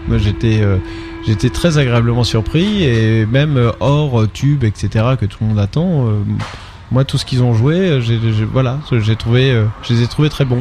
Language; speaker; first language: French; native; French